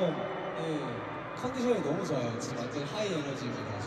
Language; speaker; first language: Korean; native; Korean